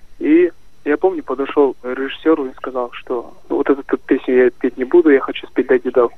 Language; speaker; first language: Russian; non-native, local second language; Kazakh